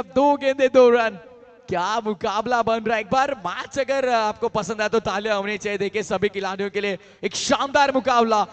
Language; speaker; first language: Hindi; non-native, local second language; Marathi